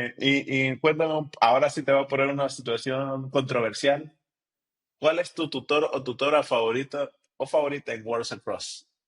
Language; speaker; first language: Spanish; native; Spanish